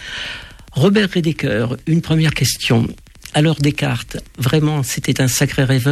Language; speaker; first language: French; native; French